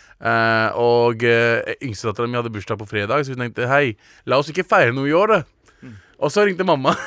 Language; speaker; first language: Norwegian; early bilingual, other home language; Urdu